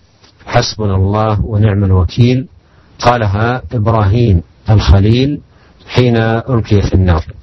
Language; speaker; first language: Arabic; native; Arabic